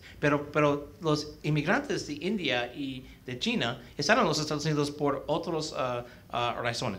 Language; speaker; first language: Spanish; early bilingual, heritage; Spanish